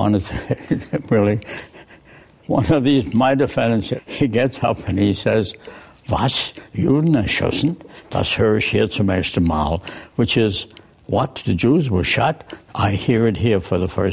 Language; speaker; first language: English; early bilingual, other home language; Yiddish